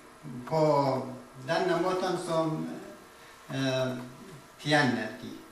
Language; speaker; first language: Norwegian; non-native, fluent; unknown